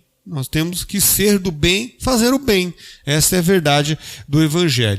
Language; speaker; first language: Portuguese; native; Portuguese